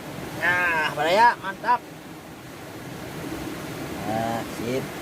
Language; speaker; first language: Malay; non-native, local second language; Sundanese